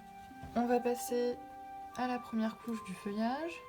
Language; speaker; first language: French; native; French